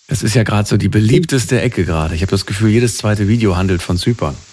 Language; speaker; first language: German; native; German